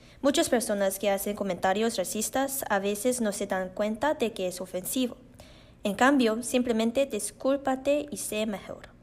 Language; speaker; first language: Spanish; non-native, learner; Korean